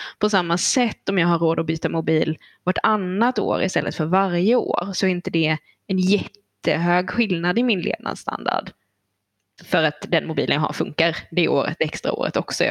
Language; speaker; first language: Swedish; native; Swedish